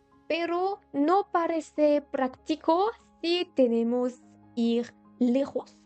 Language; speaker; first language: Spanish; non-native, learner; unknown